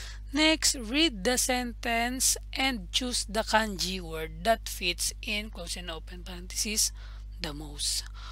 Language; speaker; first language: English; non-native, local second language; Filipino